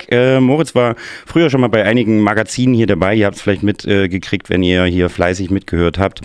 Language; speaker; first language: German; native; German